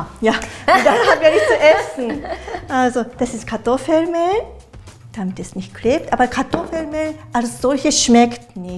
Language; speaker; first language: German; non-native, fluent; Japanese